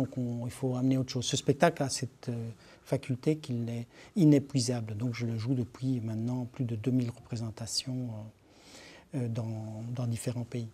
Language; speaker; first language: French; early bilingual, other home language; Spanish